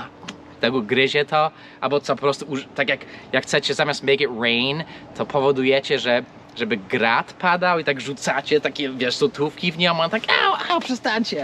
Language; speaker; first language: Polish; non-native, fluent; English